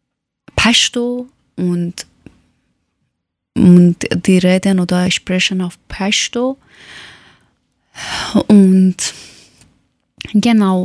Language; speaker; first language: German; non-native, fluent; Persian